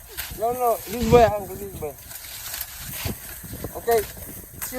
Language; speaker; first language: English; non-native, local second language; Fijian